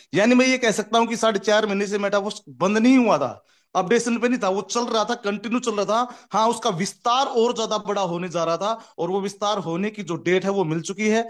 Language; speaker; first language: Hindi; native; Hindi